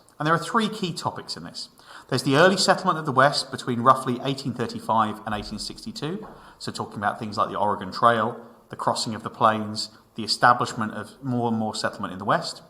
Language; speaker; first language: English; native; English